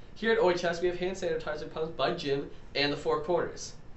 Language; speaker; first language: English; native; English